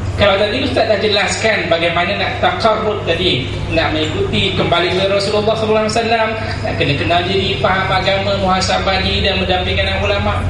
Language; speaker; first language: Malay; native; Malay